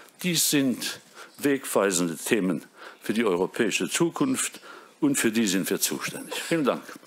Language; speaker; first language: German; non-native, local second language; Luxembourgish